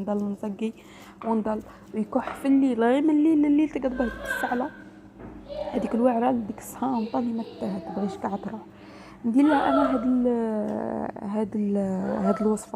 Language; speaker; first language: Arabic; native; Arabic